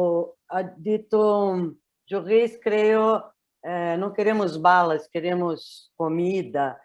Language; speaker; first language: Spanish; non-native, learner; Portuguese